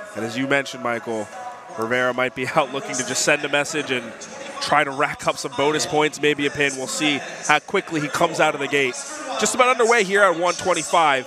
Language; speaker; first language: English; native; English